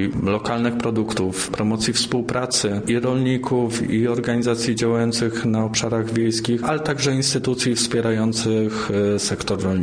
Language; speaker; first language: Polish; native; Polish